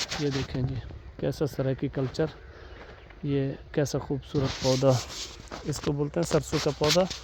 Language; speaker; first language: Urdu; non-native, local second language; Saraiki